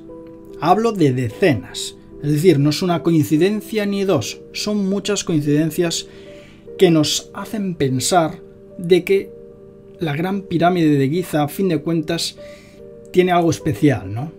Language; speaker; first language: Spanish; native; Spanish